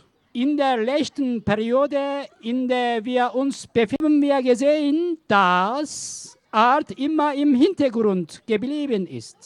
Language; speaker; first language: German; non-native, learner; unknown